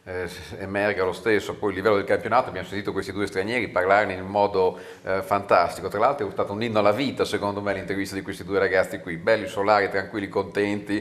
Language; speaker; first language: Italian; native; Italian